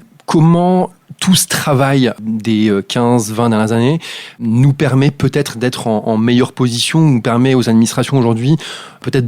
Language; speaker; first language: French; native; French